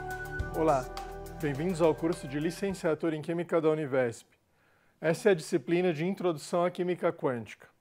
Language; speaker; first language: Portuguese; native; Portuguese